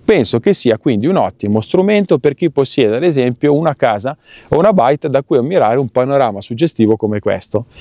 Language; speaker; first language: Italian; native; Italian